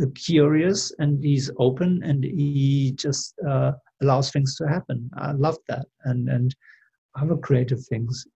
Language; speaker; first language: English; non-native, fluent; German